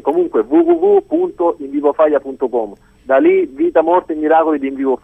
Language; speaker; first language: Italian; native; Italian